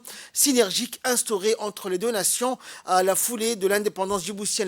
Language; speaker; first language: French; native; French